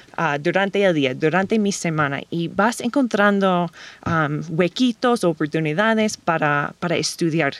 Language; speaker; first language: Spanish; non-native, fluent; English